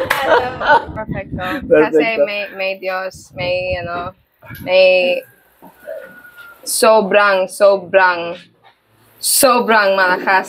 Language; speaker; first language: Filipino; non-native, learner; English